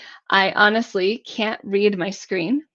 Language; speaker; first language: English; native; English